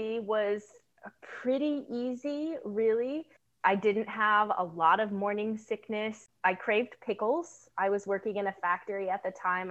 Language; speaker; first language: English; native; English